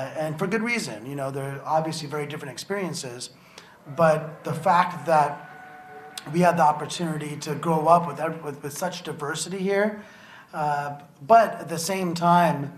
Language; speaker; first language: English; native; English